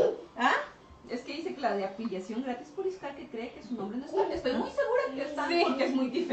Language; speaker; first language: Spanish; native; Spanish